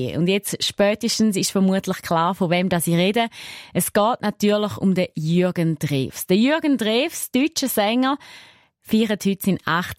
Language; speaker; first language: German; native; German